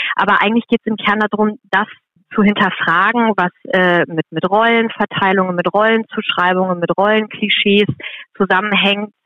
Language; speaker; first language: German; native; German